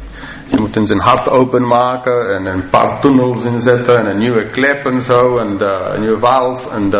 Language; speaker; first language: Dutch; non-native, fluent; English